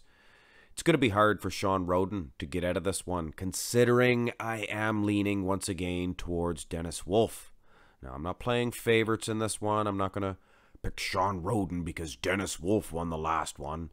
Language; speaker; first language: English; native; English